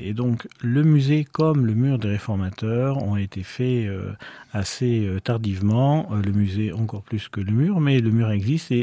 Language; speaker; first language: French; native; French